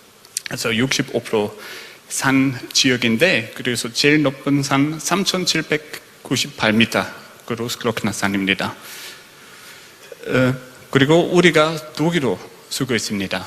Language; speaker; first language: Korean; non-native, fluent; German